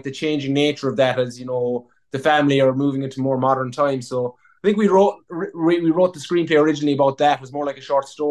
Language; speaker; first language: English; native; English